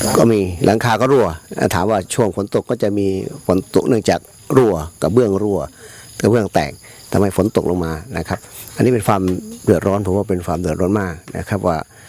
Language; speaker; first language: Thai; non-native, local second language; Pattani Malay